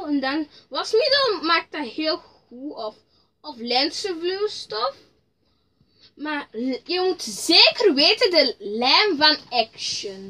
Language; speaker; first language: Dutch; early bilingual, other home language; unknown